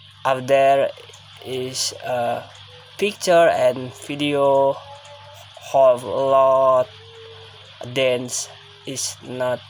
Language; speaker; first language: English; non-native, learner; Indonesian